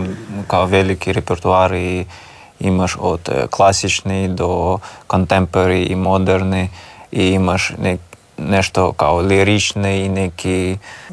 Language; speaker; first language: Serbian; non-native, learner; Russian